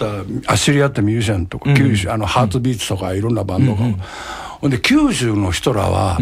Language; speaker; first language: Japanese; native; Japanese